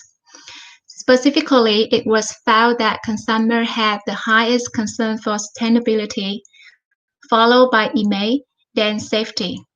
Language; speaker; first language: English; non-native, fluent; Vietnamese